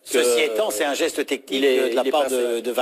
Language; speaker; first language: French; native; French